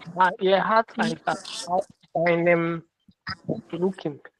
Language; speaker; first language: German; non-native, learner; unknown